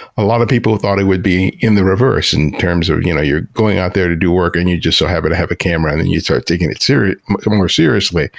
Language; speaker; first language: English; early bilingual, other home language; Spanish